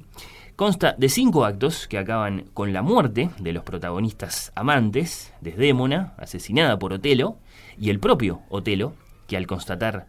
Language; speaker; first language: Spanish; native; Spanish